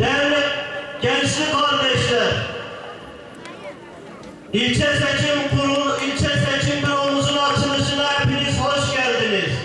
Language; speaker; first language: Turkish; non-native, local second language; Zaza